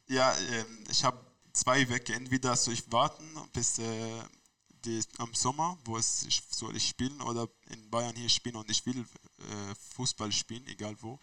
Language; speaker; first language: German; non-native, learner; Arabic